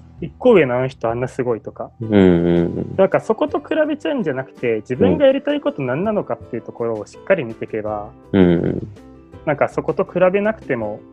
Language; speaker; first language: Japanese; native; Japanese